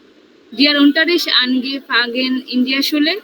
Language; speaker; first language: German; non-native, learner; Bangla